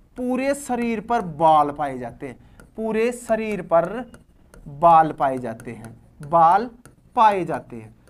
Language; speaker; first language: Hindi; native; Hindi